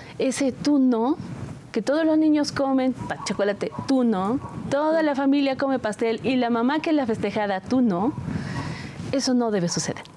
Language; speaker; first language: Spanish; native; Spanish